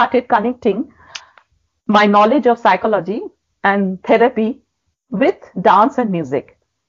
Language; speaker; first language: English; non-native, local second language; Bangla